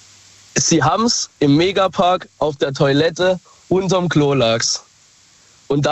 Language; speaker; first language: German; native; German